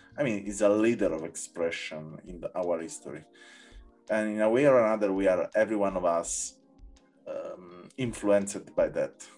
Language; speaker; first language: English; non-native, learner; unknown